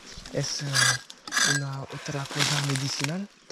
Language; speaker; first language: Spanish; non-native, learner; French